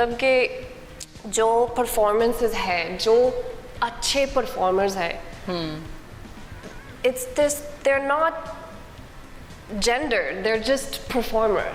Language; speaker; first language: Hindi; non-native, learner; English